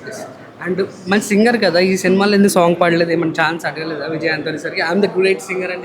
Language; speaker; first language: Telugu; native; Telugu